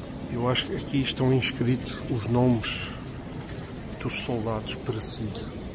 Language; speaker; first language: Portuguese; native; Portuguese